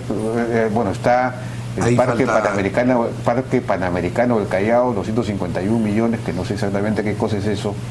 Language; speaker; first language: Spanish; native; Spanish